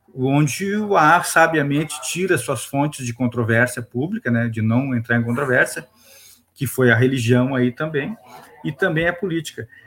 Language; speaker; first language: Portuguese; native; Portuguese